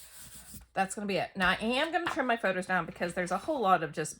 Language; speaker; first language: English; native; English